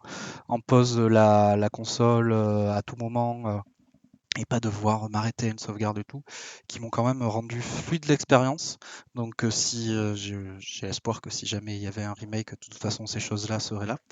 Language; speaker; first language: French; native; French